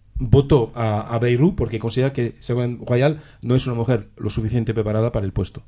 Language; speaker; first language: Spanish; non-native, fluent; French